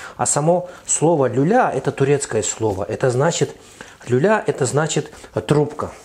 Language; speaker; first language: Russian; non-native, fluent; Azerbaijani